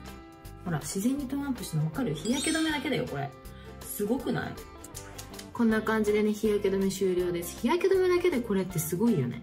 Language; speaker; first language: Japanese; native; Japanese